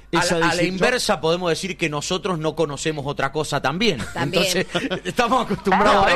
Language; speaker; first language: Spanish; native; Spanish